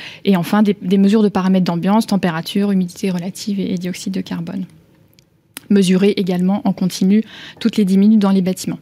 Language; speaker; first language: French; native; French